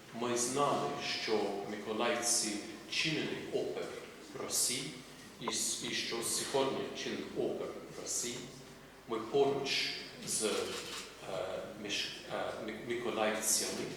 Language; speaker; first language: Ukrainian; non-native, fluent; English